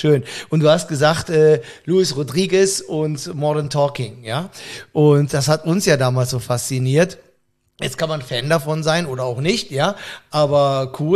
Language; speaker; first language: German; native; German